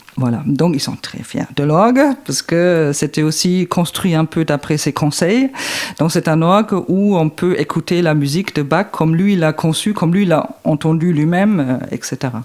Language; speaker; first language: French; non-native, fluent; German